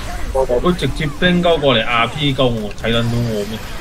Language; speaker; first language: Chinese; native; Chinese